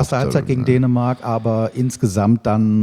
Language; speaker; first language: German; native; German